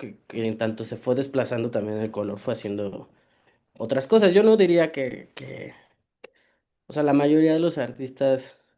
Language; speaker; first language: Spanish; native; Spanish